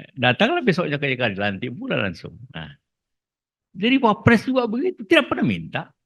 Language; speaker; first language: Indonesian; non-native, local second language; Buginese